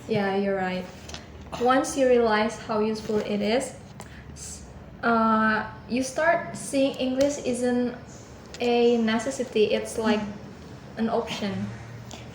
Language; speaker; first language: English; non-native, learner; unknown